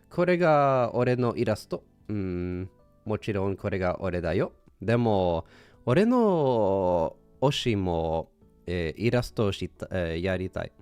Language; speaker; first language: Japanese; non-native, learner; English